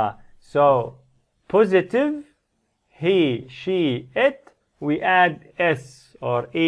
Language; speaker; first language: English; non-native, fluent; Arabic